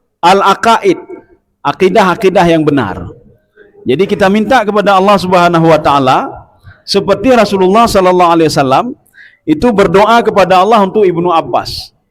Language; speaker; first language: Malay; non-native, local second language; Achinese